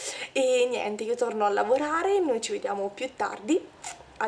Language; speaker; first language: Italian; native; Italian